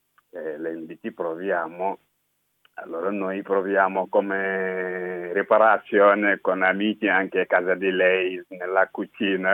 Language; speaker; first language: Italian; non-native, learner; Wolof